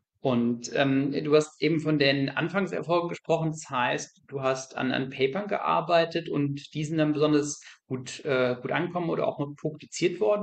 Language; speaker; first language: German; native; German